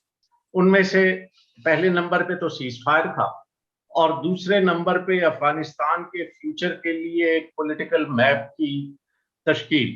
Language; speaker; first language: Urdu; native; Urdu